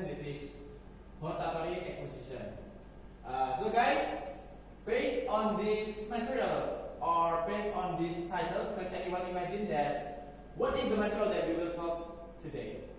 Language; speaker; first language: English; non-native, fluent; Indonesian